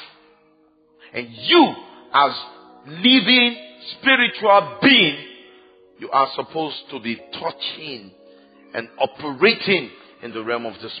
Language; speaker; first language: English; non-native, local second language; Yoruba